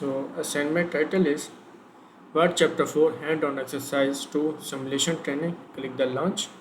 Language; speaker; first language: English; non-native, learner; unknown